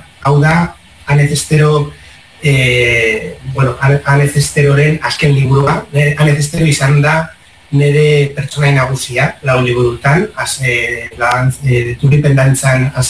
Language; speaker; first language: Basque; non-native, local second language; Spanish